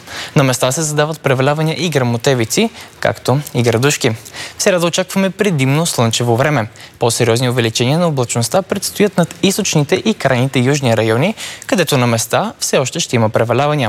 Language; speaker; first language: Bulgarian; native; Bulgarian